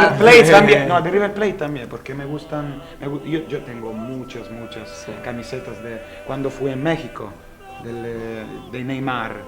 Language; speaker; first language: Spanish; non-native, learner; Italian